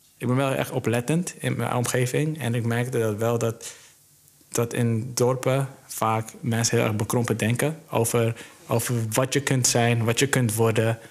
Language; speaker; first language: Dutch; early bilingual, other home language; Somali